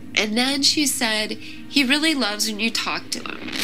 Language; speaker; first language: English; native; English